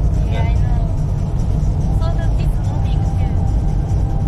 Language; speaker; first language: English; non-native, learner; Japanese